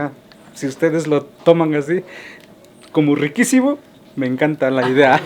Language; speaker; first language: Spanish; native; Spanish